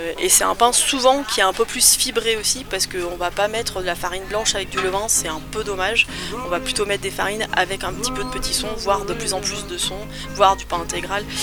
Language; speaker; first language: French; native; French